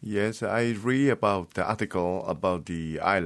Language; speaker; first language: English; non-native, learner; Vietnamese